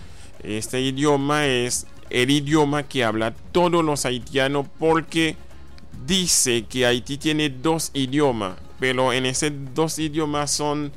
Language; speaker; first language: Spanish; non-native, fluent; Haitian Creole